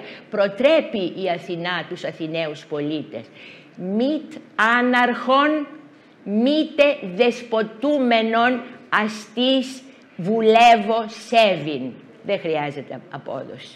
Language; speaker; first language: Greek; native; Greek